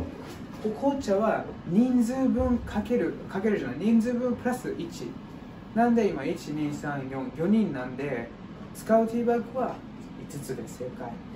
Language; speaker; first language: Japanese; non-native, fluent; English